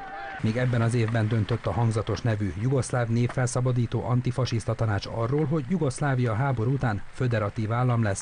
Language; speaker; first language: Hungarian; native; Hungarian